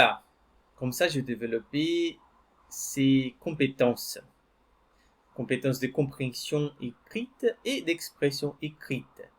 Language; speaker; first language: French; non-native, fluent; Portuguese